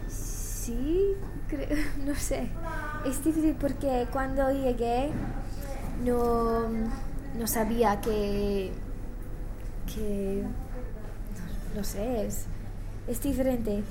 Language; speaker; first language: Spanish; non-native, learner; English